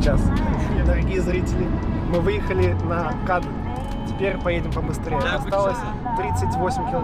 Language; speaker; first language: Russian; native; Russian